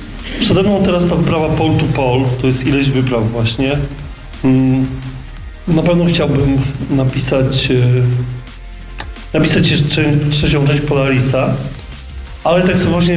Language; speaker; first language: Polish; native; Polish